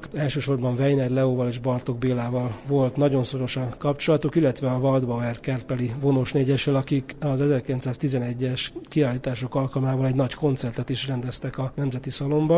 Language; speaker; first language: Hungarian; native; Hungarian